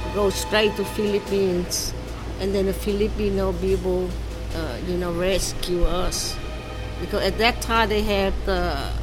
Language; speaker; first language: English; non-native, learner; Vietnamese